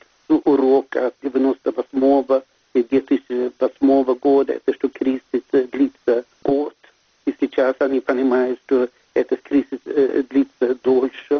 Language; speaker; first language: Russian; non-native, fluent; Swedish